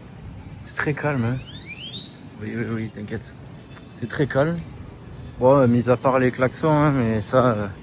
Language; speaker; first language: French; native; French